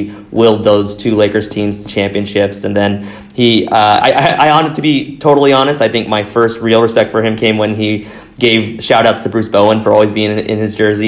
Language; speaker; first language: English; native; English